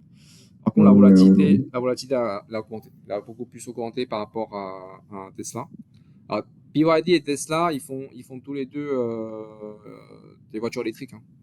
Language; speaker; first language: French; native; French